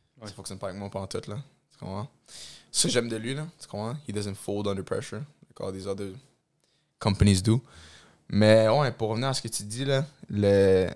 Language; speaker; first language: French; early bilingual, other home language; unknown